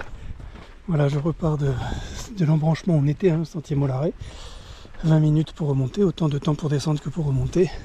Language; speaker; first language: French; native; French